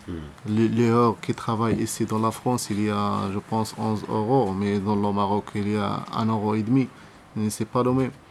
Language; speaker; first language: French; non-native, learner; Arabic